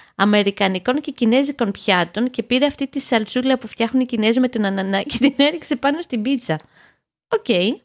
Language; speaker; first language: Greek; native; Greek